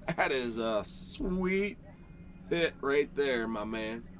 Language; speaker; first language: English; native; English